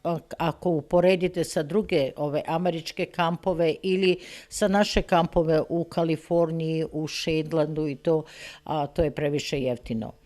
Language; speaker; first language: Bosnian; early bilingual, heritage; Serbian